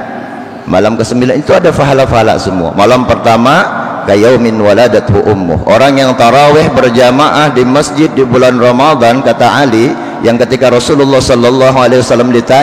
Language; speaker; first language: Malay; non-native, local second language; Banjar